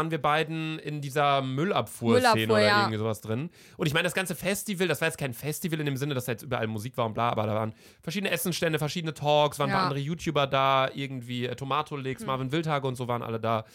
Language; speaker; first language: German; native; German